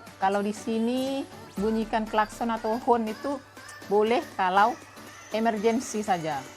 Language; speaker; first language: Indonesian; native; Indonesian